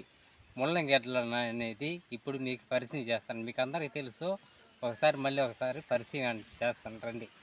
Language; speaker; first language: Telugu; native; Telugu